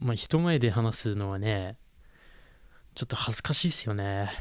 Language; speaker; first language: Japanese; non-native, fluent; English